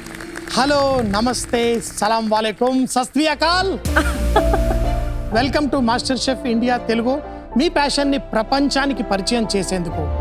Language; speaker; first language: Telugu; native; Telugu